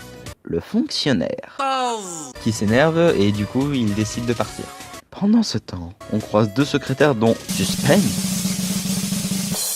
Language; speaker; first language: French; native; French